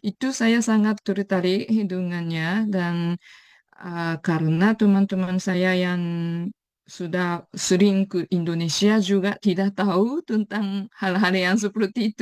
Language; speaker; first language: Indonesian; non-native, fluent; Japanese